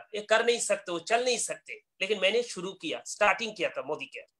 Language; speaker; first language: Hindi; non-native, local second language; Bangla